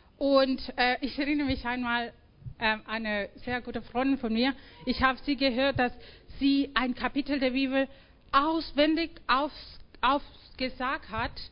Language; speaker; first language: German; non-native, fluent; Spanish